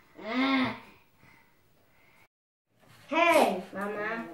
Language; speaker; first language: Swedish; early bilingual, other home language; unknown